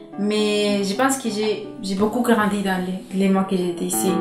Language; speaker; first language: French; non-native, learner; Spanish